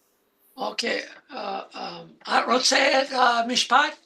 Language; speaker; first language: Hebrew; non-native, learner; English